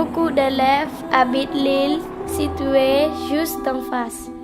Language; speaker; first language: French; non-native, learner; Khmer